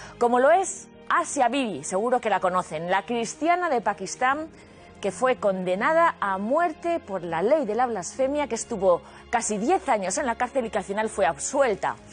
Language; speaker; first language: Spanish; native; Spanish